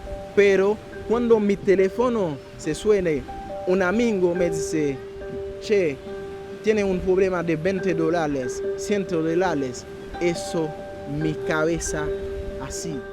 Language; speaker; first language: Spanish; non-native, learner; Haitian Creole